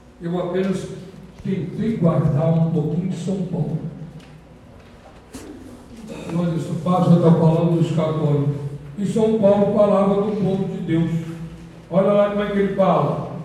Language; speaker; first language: Portuguese; native; Portuguese